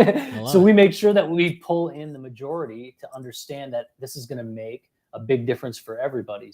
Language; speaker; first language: English; native; English